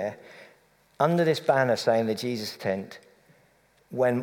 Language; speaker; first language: English; native; English